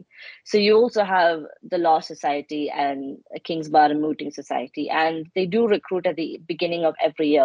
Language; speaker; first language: English; non-native, local second language; Malayalam